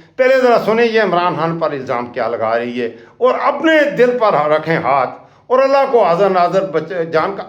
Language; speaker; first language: Urdu; non-native, local second language; Punjabi